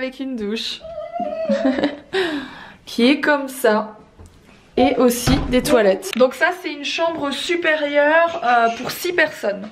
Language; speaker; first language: French; native; French